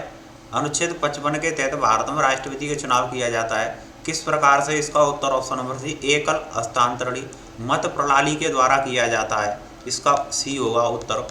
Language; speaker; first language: Hindi; native; Hindi